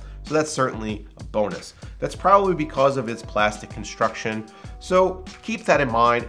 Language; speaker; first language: English; native; English